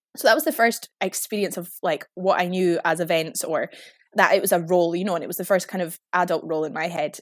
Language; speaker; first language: English; native; English